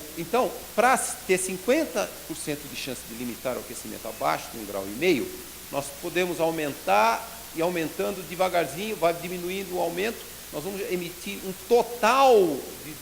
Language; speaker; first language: Portuguese; native; Portuguese